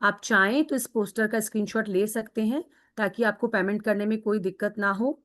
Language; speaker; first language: Hindi; native; Hindi